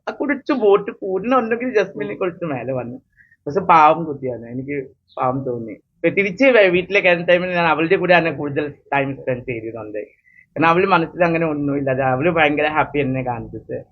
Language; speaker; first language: Malayalam; non-native, fluent; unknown